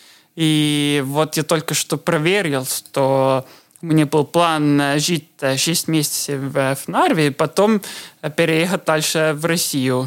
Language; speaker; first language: Russian; non-native, learner; Estonian